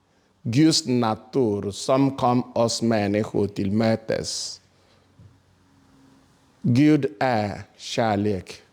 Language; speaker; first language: Swedish; non-native, fluent; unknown